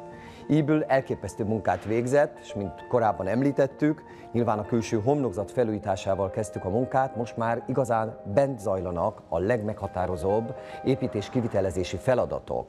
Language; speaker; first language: Hungarian; native; Hungarian